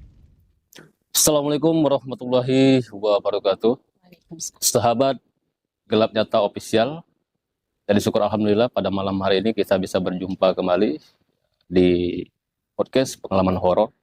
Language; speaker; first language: Indonesian; native; Indonesian